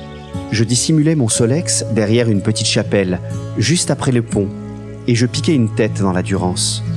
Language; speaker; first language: French; native; French